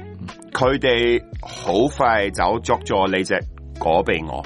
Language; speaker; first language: Cantonese; non-native, learner; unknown